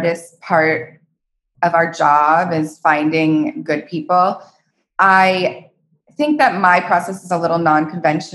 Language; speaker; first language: English; native; English